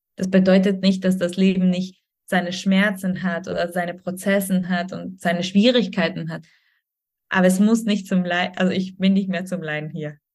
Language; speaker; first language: German; non-native, fluent; Spanish